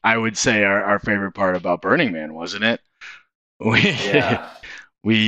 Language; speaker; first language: English; native; English